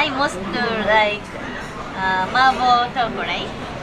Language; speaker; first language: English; non-native, learner; Japanese